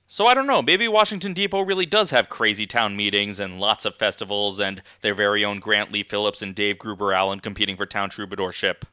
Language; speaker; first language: English; native; English